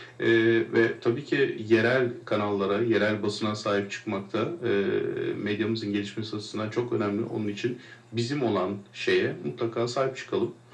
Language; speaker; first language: Turkish; native; Turkish